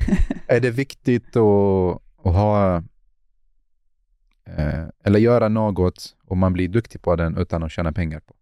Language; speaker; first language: Swedish; non-native, fluent; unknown